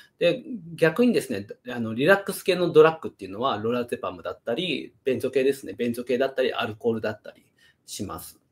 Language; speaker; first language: Japanese; native; Japanese